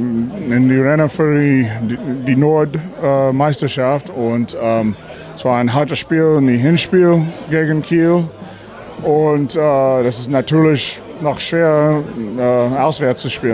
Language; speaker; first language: German; non-native, fluent; English